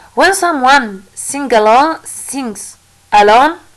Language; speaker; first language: English; non-native, fluent; Arabic